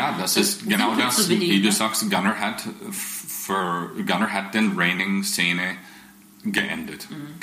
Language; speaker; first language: German; non-native, fluent; English